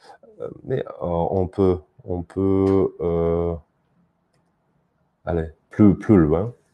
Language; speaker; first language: French; non-native, fluent; Russian